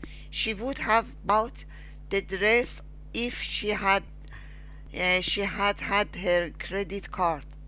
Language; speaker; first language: English; non-native, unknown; Persian